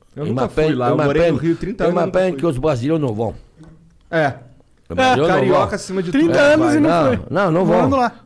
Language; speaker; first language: Portuguese; non-native, fluent; French